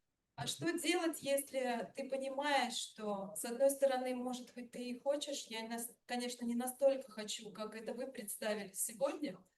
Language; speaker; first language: Russian; native; Russian